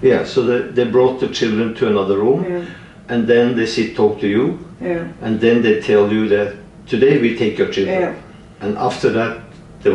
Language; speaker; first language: English; non-native, fluent; Norwegian